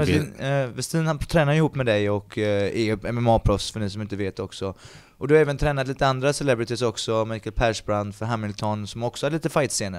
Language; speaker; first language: Swedish; native; Swedish